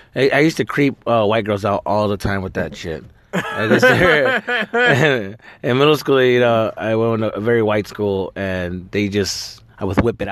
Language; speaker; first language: English; early bilingual, other home language; Spanish